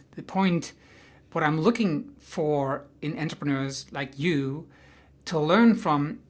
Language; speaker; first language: English; non-native, fluent; Dutch